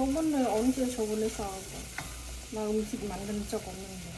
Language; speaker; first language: Korean; non-native, learner; Khmer